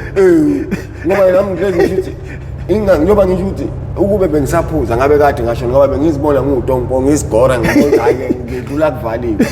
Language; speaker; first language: Zulu; native; Zulu